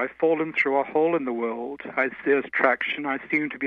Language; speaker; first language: English; native; English